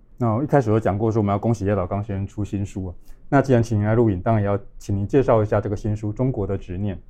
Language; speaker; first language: Chinese; native; Chinese